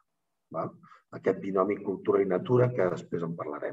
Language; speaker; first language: Catalan; native; Catalan